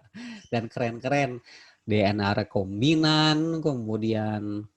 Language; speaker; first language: Indonesian; native; Indonesian